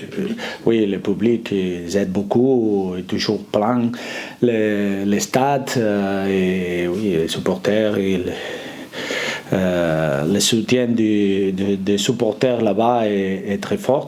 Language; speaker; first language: French; non-native, fluent; Spanish